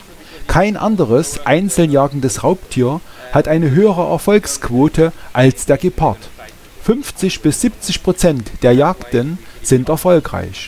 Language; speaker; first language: German; native; German